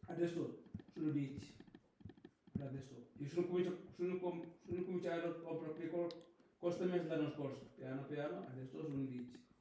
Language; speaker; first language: Italian; non-native, learner; Punjabi